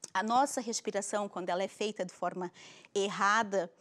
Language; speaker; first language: Portuguese; native; Portuguese